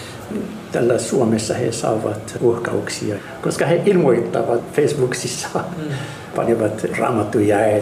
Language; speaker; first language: Finnish; non-native, fluent; Arabic